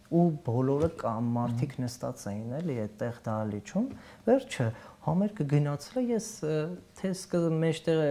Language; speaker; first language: Armenian; native; Armenian